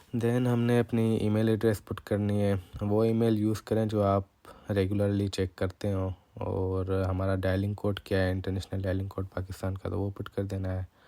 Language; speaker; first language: Urdu; non-native, local second language; Punjabi